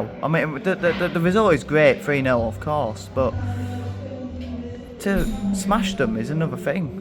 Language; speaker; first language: English; native; English